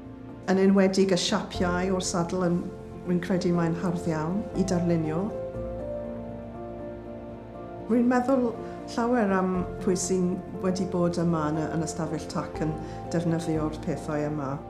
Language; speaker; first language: Welsh; non-native, learner; English